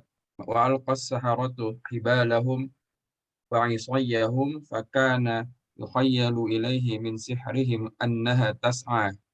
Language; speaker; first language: Arabic; non-native, learner; Indonesian